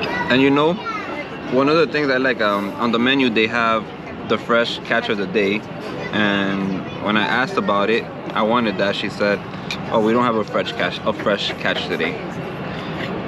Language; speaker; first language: English; early bilingual, other home language; Spanish